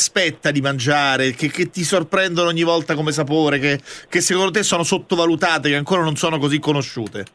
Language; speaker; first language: Italian; native; Italian